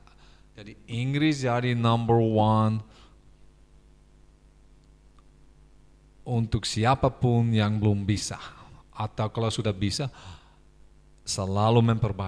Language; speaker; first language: Indonesian; non-native, fluent; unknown